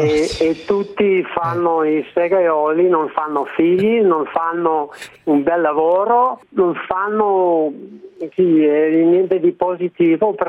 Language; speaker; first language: Italian; non-native, learner; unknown